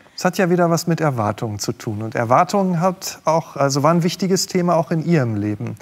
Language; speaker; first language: German; native; German